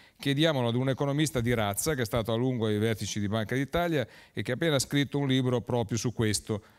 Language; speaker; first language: Italian; native; Italian